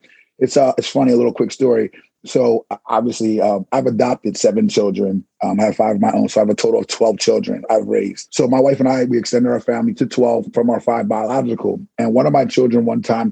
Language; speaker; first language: English; native; English